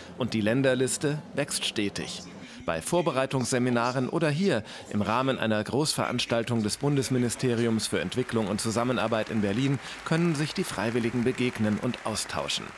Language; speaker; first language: German; native; German